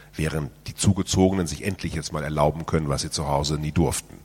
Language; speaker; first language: German; native; German